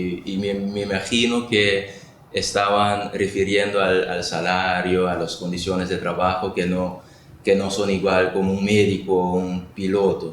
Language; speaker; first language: Spanish; non-native, local second language; Papiamento